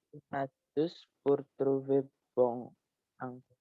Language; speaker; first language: French; non-native, learner; Indonesian